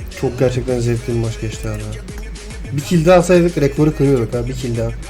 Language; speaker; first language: Turkish; native; Turkish